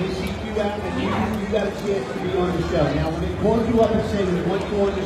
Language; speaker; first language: English; native; English